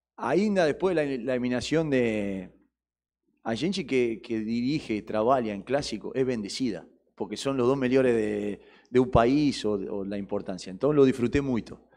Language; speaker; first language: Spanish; native; Spanish